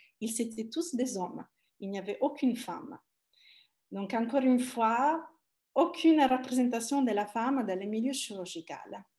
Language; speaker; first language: French; non-native, fluent; Italian